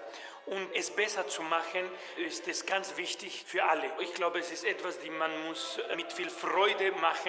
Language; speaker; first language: German; non-native, fluent; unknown